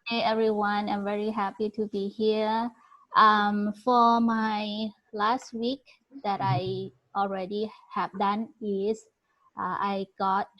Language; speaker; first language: English; non-native, learner; Thai